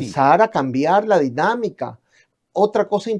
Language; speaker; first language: Spanish; native; Spanish